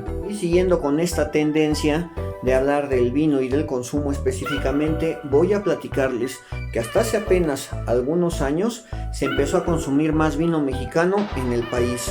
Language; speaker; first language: Spanish; native; Spanish